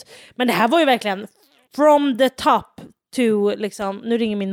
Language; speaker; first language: Swedish; native; Swedish